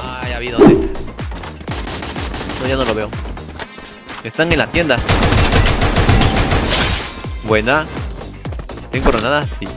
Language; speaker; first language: Spanish; native; Spanish